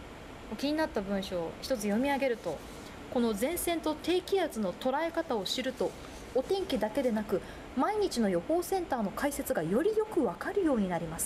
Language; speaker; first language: Japanese; native; Japanese